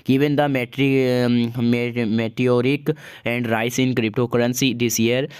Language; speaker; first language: Hindi; native; Hindi